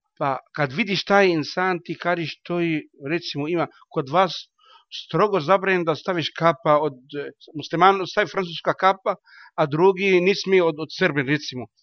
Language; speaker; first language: Bosnian; non-native, learner; Arabic